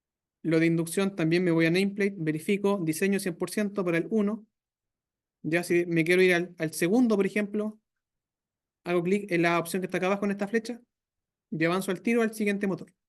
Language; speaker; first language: Spanish; native; Spanish